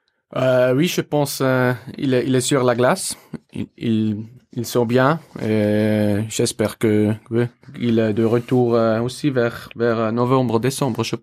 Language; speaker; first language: French; non-native, local second language; German